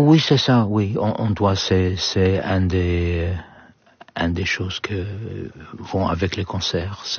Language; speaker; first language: French; non-native, learner; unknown